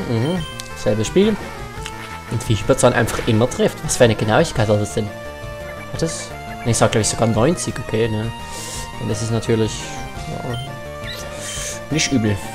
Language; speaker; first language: German; native; German